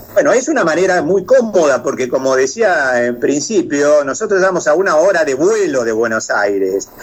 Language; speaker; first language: Spanish; native; Spanish